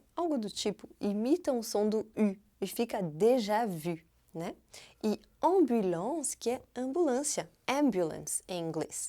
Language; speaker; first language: Portuguese; non-native, fluent; French